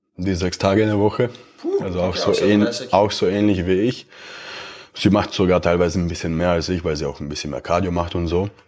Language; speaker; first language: German; early bilingual, other home language; Romanian